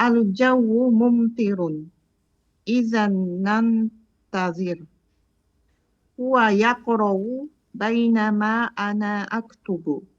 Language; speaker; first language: Arabic; non-native, learner; Indonesian